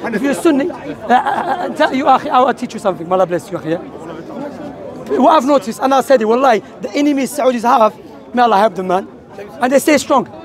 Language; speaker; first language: English; non-native, fluent; Arabic